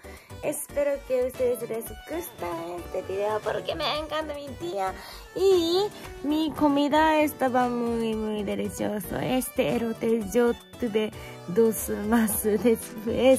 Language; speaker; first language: Spanish; non-native, learner; Japanese